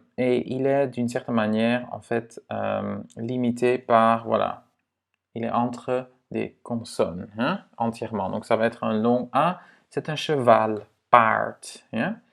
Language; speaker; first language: French; non-native, fluent; Dutch